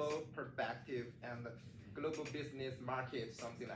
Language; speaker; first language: English; non-native, learner; Chinese